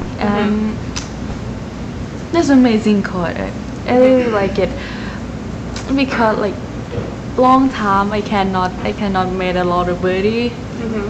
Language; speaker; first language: English; non-native, learner; Thai